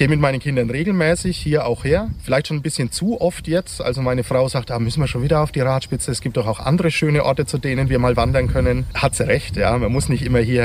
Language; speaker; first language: German; native; German